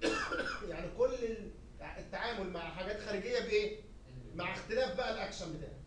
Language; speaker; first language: Arabic; native; Arabic